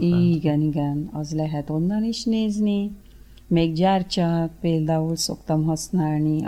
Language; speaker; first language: Hungarian; early bilingual, other home language; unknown